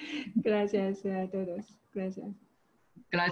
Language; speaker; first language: Spanish; non-native, learner; Chinese